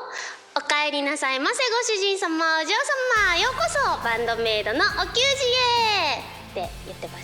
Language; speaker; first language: Japanese; native; Japanese